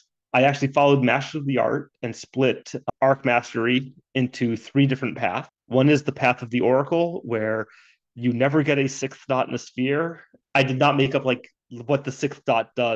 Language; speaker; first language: English; native; English